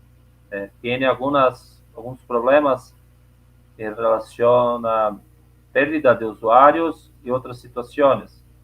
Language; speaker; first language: Spanish; non-native, learner; Portuguese